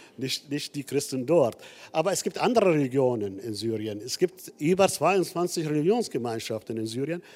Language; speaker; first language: German; non-native, fluent; Arabic